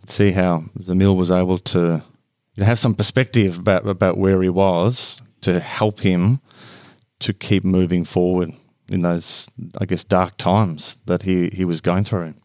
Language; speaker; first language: English; native; English